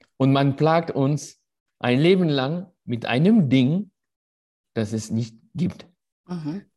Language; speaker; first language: German; non-native, fluent; French